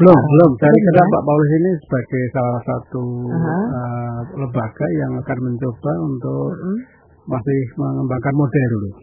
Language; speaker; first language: Indonesian; native; Indonesian